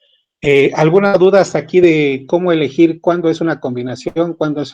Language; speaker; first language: Spanish; native; Spanish